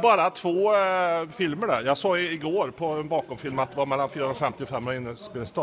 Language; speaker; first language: Swedish; native; Swedish